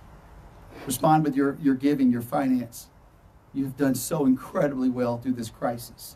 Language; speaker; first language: English; native; English